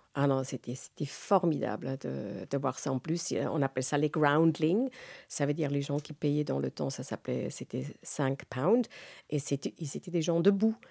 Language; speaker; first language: French; non-native, local second language; Swiss German